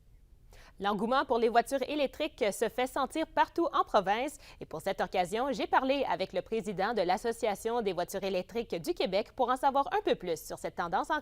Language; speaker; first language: French; native; French